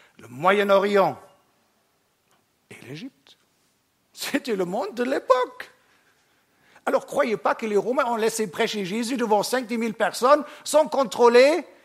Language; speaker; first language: French; non-native, fluent; German